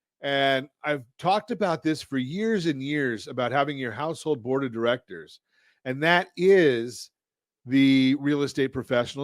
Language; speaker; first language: English; native; English